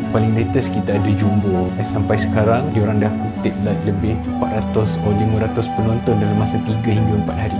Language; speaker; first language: Malay; native; Malay